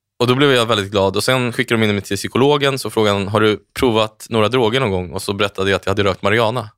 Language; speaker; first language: Swedish; native; Swedish